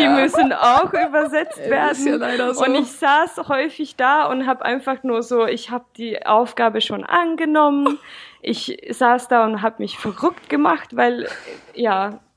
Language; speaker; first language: German; non-native, fluent; Swedish